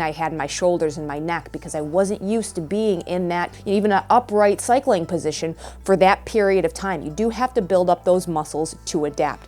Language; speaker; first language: English; native; English